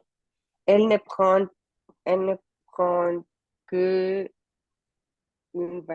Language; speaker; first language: French; non-native, learner; Spanish